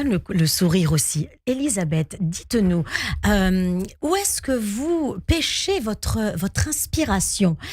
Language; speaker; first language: French; native; French